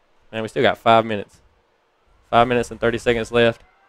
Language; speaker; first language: English; early bilingual, other home language; Spanish